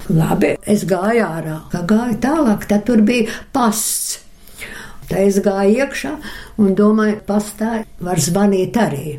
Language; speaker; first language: Latvian; early bilingual, other home language; Russian